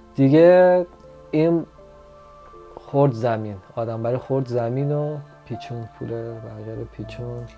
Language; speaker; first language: Persian; native; Persian